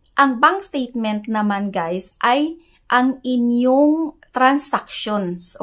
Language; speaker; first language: Filipino; non-native, local second language; Hiligaynon